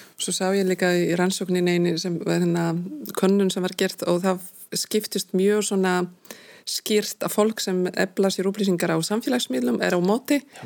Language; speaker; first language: Icelandic; non-native, fluent; Polish